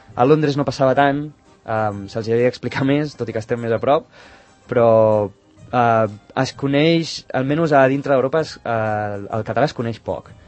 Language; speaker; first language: Catalan; native; Catalan